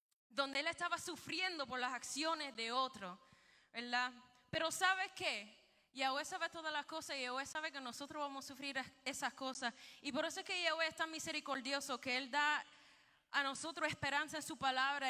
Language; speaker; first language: Spanish; early bilingual, heritage; Spanish